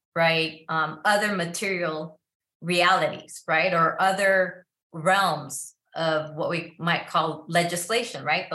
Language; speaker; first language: English; early bilingual, other home language; Spanish